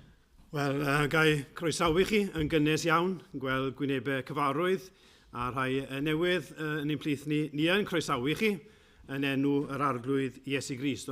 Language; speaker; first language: Welsh; native; Welsh